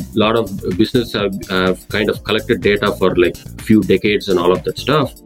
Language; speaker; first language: English; non-native, local second language; Tamil